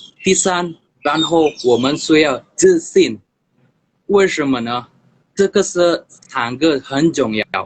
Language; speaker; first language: Chinese; non-native, learner; Indonesian